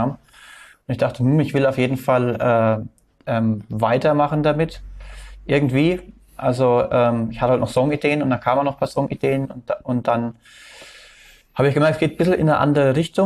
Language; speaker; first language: German; native; German